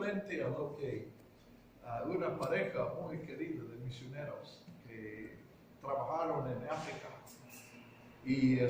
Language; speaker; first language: Spanish; non-native, fluent; English